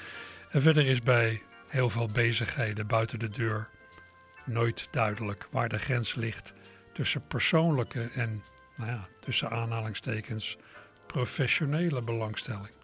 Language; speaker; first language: Dutch; native; Dutch